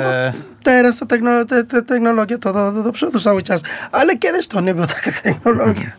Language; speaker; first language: Polish; non-native, learner; Spanish